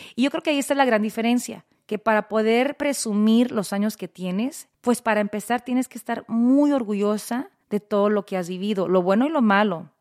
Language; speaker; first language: Spanish; early bilingual, heritage; Spanish